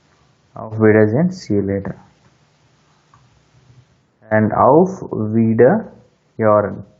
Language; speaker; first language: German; non-native, fluent; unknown